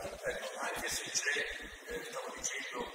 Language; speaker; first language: Italian; native; Italian